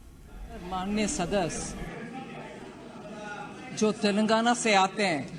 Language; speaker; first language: Hindi; non-native, local second language; Tamil